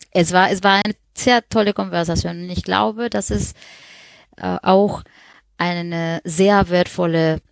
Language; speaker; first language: German; non-native, fluent; Spanish